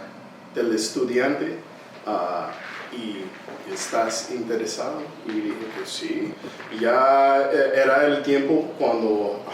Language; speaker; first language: Spanish; early bilingual, heritage; English